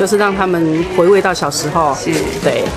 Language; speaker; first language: Chinese; native; Chinese